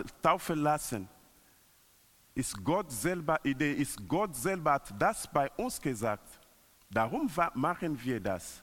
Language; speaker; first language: German; non-native, learner; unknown